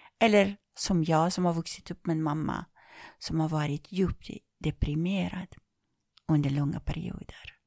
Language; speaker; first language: Swedish; non-native, fluent; Persian